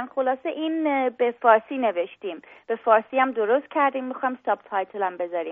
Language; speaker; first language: Persian; early bilingual, heritage; English